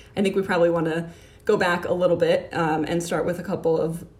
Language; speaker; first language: English; native; English